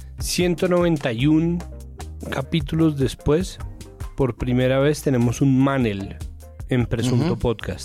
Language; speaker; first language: Spanish; native; Spanish